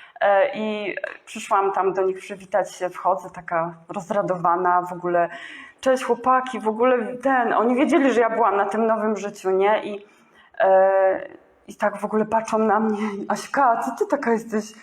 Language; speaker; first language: Polish; native; Polish